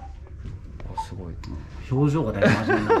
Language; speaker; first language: Japanese; native; Japanese